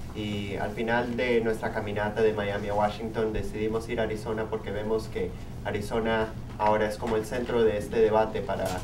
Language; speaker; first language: Spanish; early bilingual, heritage; Spanish